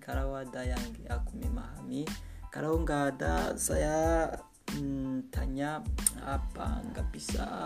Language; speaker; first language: Indonesian; non-native, learner; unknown